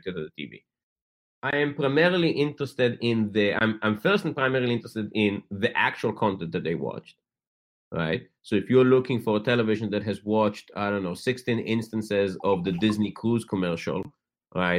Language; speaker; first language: English; native; English